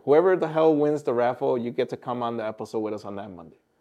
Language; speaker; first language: English; early bilingual, other home language; Spanish